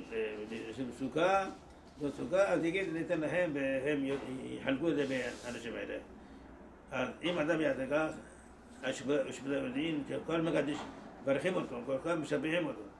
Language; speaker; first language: Hebrew; non-native, fluent; Persian